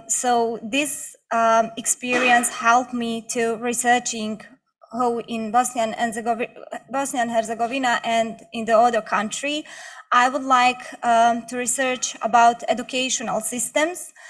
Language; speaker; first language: English; non-native, learner; Bosnian